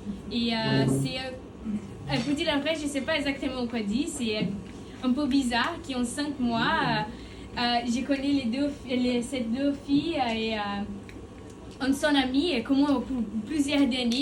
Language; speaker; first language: French; non-native, learner; Portuguese